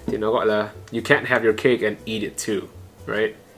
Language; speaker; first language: English; non-native, fluent; Vietnamese